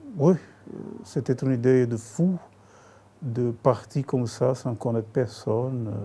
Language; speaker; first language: French; non-native, fluent; Portuguese